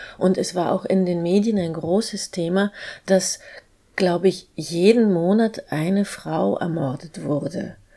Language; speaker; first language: German; native; German